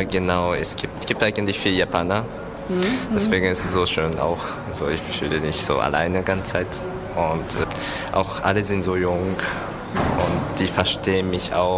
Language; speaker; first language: German; non-native, learner; Japanese